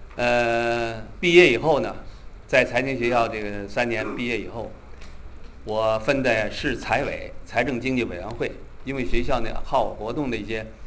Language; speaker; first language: Chinese; native; Chinese